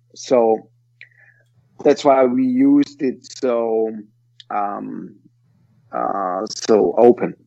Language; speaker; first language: English; non-native, fluent; German